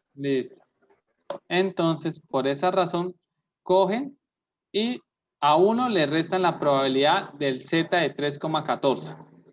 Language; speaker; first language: Spanish; native; Spanish